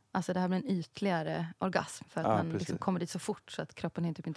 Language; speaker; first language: Swedish; native; Swedish